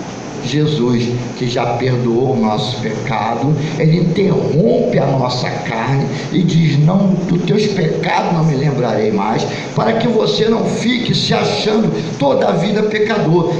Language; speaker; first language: Portuguese; native; Portuguese